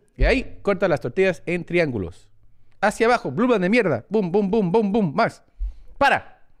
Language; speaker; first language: Spanish; early bilingual, heritage; English